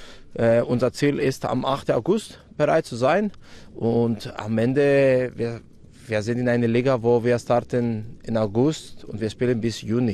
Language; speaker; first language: German; non-native, fluent; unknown